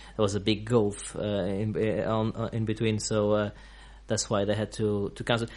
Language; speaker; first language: English; non-native, fluent; Portuguese